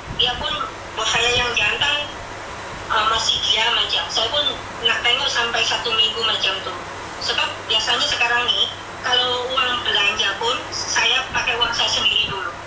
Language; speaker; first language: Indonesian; native; Indonesian